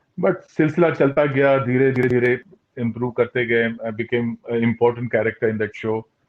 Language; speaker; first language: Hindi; non-native, local second language; Tulu